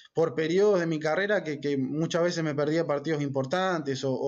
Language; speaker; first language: Spanish; native; Spanish